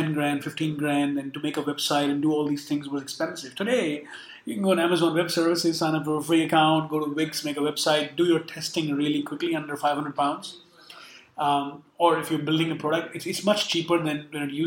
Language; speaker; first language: English; non-native, local second language; Urdu